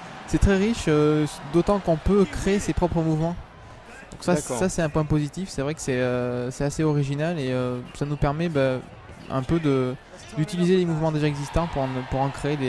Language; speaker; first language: French; native; French